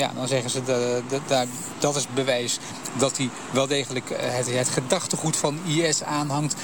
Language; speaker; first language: Dutch; native; Dutch